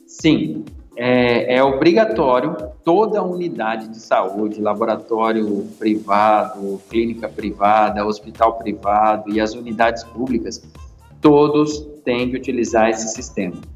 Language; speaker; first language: Portuguese; native; Portuguese